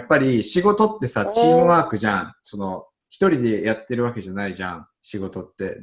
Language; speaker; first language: Japanese; native; Japanese